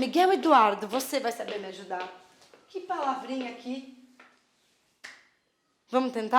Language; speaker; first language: Portuguese; native; Portuguese